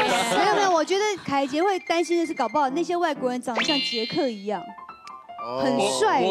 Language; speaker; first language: Chinese; native; Chinese